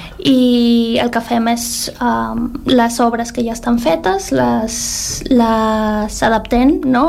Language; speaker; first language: Catalan; early bilingual, other home language; Spanish